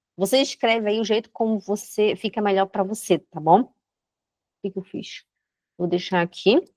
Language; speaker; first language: Portuguese; native; Portuguese